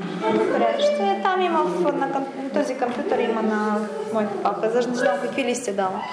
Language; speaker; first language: Bulgarian; non-native, fluent; Russian